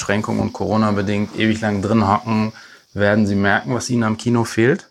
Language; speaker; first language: German; native; German